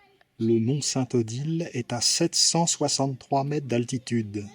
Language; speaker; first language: French; native; French